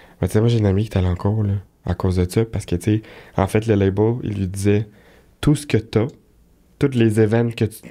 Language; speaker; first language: French; native; French